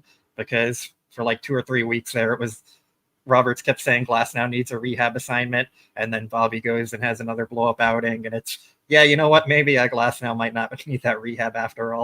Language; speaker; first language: English; native; English